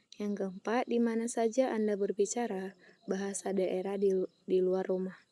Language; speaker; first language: Indonesian; native; Indonesian